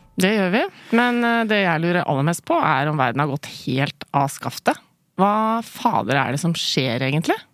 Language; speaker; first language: Norwegian; early bilingual, other home language; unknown